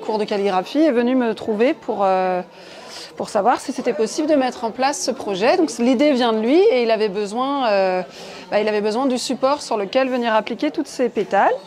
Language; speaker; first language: French; native; French